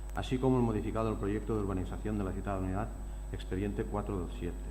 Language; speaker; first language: Spanish; non-native, local second language; Catalan